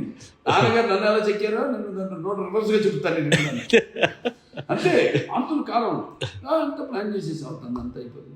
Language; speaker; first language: Telugu; native; Telugu